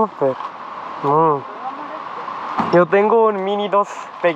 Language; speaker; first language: Spanish; non-native, learner; Thai